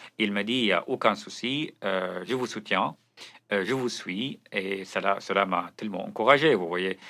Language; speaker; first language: French; non-native, fluent; Arabic